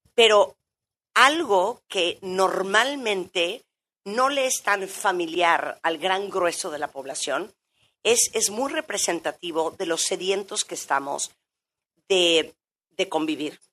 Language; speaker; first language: Spanish; native; Spanish